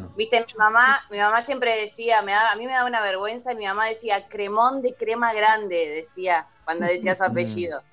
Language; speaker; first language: Spanish; native; Spanish